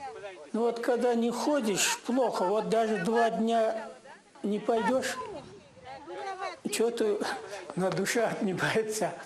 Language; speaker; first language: Russian; non-native, local second language; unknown